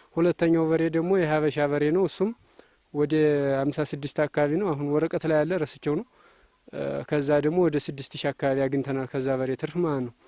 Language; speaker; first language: Amharic; native; Amharic